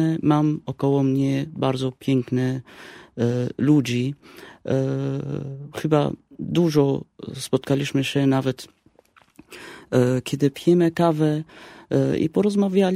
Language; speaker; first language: Polish; non-native, fluent; Arabic